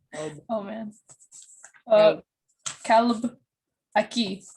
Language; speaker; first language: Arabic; non-native, learner; English